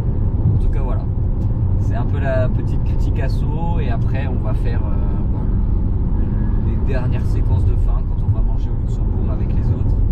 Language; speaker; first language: French; native; French